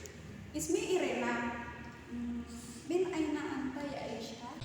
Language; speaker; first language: Arabic; non-native, learner; Indonesian